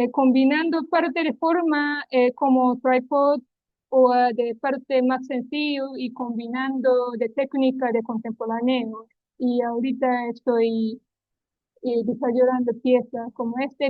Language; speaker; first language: Spanish; non-native, learner; Japanese